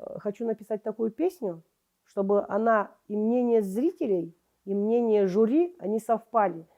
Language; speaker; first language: Russian; non-native, local second language; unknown